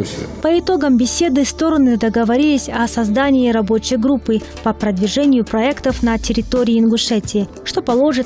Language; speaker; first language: Russian; native; Russian